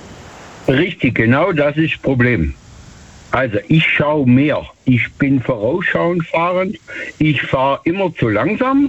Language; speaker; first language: German; native; German